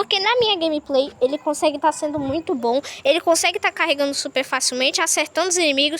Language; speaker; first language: Portuguese; native; Portuguese